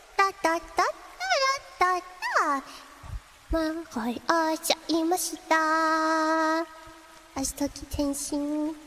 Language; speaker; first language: Japanese; non-native, learner; English